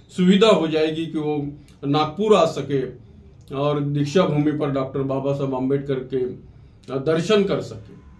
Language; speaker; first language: Hindi; non-native, local second language; Marathi